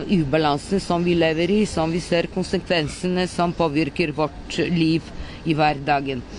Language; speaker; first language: Norwegian; non-native, fluent; Bulgarian